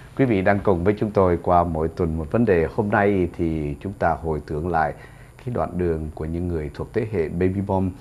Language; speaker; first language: Vietnamese; native; Vietnamese